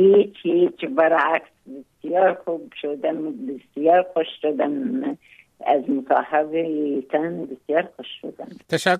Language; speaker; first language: Persian; non-native, fluent; Arabic